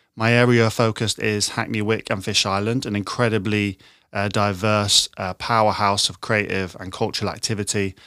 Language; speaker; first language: English; native; English